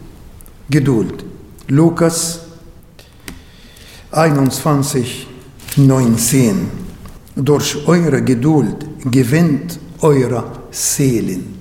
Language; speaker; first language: German; non-native, learner; Arabic